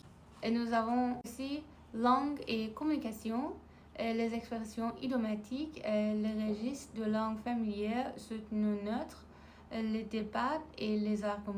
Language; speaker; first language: French; non-native, learner; Persian